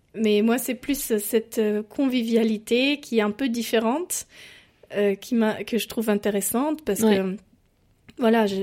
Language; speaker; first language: French; non-native, fluent; German